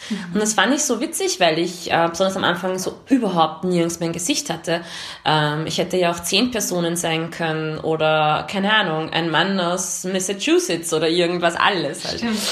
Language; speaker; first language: German; early bilingual, other home language; Hungarian